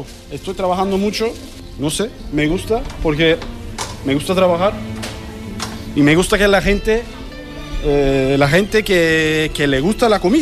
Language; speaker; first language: Spanish; non-native, learner; Turkish